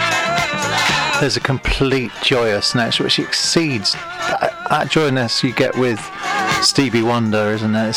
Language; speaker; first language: English; native; English